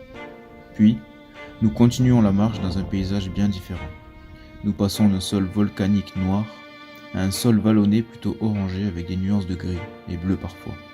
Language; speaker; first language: French; native; French